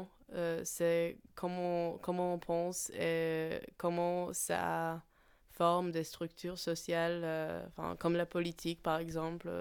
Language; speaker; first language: French; non-native, fluent; Polish